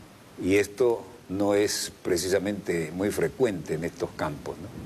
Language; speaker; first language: Spanish; native; Spanish